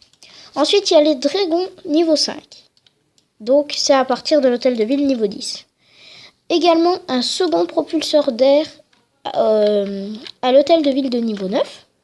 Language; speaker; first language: French; native; French